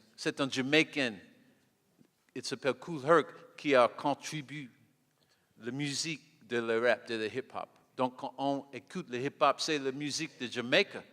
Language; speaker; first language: French; non-native, learner; English